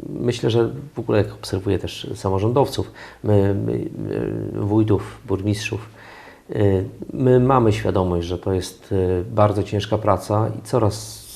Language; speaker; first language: Polish; native; Polish